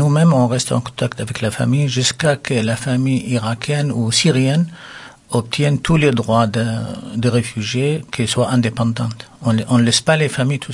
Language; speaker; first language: French; non-native, local second language; Arabic